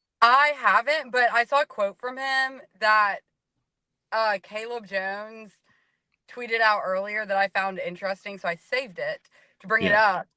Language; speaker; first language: English; native; English